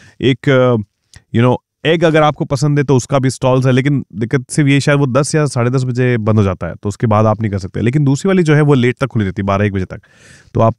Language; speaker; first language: Hindi; native; Hindi